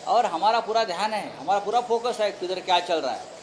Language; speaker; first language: Hindi; non-native, local second language; Marathi